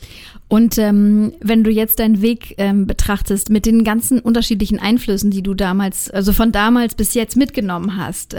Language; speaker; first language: German; native; German